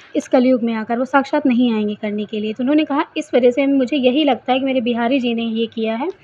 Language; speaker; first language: Hindi; native; Hindi